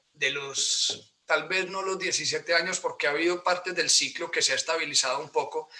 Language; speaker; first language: Spanish; native; Spanish